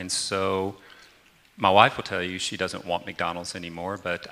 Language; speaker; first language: English; native; English